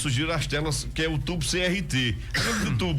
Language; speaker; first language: Portuguese; native; Portuguese